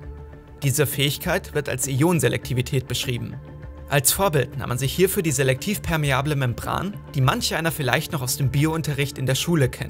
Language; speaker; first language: German; native; German